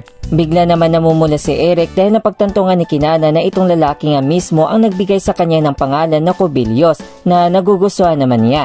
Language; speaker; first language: Filipino; native; Filipino